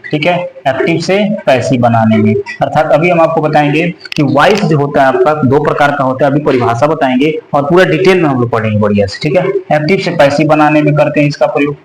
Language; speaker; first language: Hindi; native; Hindi